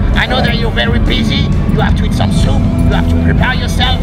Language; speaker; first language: English; non-native, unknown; French